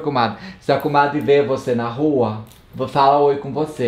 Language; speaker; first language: Portuguese; native; Portuguese